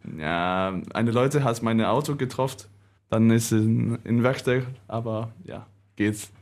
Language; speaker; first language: German; non-native, learner; Danish